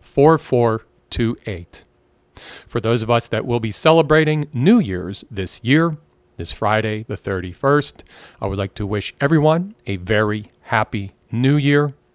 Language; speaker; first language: English; native; English